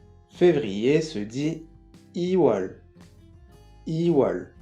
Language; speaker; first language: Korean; non-native, fluent; French